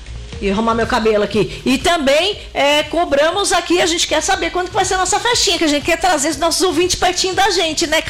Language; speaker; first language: Portuguese; native; Portuguese